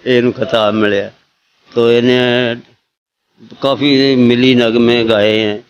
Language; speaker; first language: Urdu; non-native, local second language; Punjabi